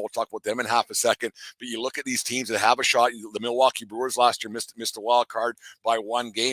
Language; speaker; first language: English; native; English